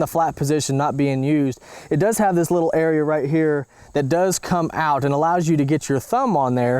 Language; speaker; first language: English; native; English